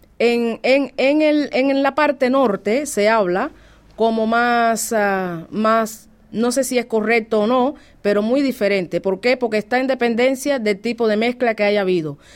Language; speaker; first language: Spanish; native; Spanish